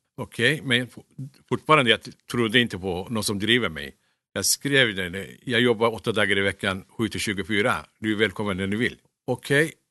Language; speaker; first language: Swedish; non-native, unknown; Turkish